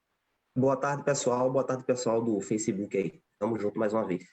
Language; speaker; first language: Portuguese; native; Portuguese